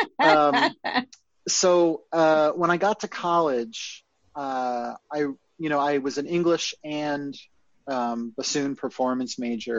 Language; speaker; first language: English; native; English